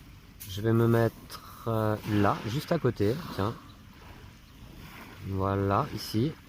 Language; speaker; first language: French; native; French